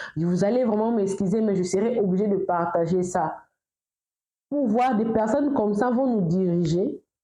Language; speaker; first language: French; non-native, local second language; Lingala